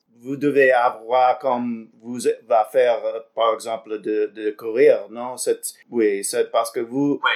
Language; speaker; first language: French; non-native, learner; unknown